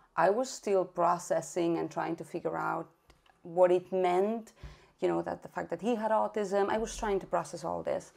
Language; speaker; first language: English; non-native, fluent; Spanish